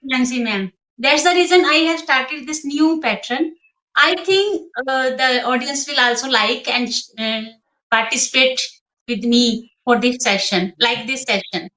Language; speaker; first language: English; non-native, local second language; Hindi